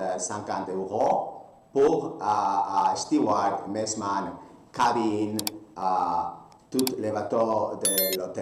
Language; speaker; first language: French; non-native, learner; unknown